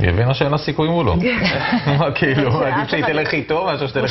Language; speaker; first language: Hebrew; native; Hebrew